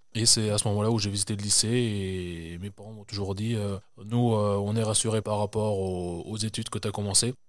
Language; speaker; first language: French; native; French